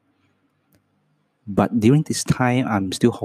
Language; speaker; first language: English; non-native, local second language; Cantonese